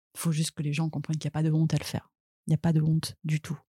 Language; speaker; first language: French; native; French